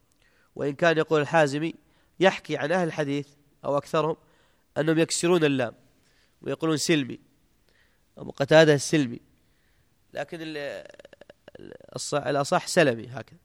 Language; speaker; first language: Arabic; native; Arabic